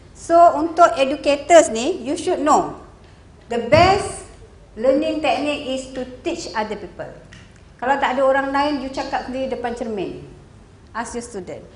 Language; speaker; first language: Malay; native; Malay